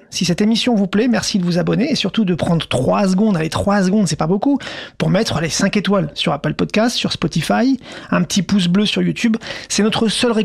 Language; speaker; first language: French; native; French